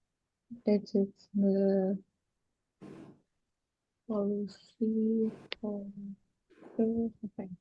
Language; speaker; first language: English; non-native, learner; Indonesian